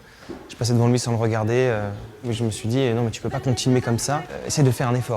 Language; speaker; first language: French; native; French